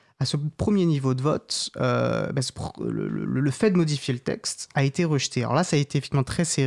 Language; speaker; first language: French; native; French